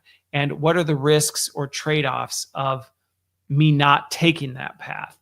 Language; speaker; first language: English; native; English